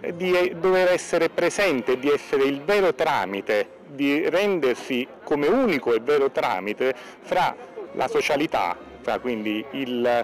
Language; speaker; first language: Italian; native; Italian